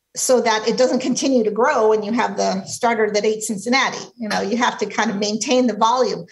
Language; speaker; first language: English; native; English